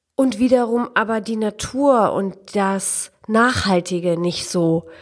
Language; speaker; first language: German; early bilingual, other home language; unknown